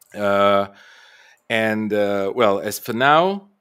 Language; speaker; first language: English; non-native, fluent; Bulgarian